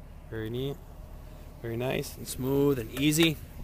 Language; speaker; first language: English; native; English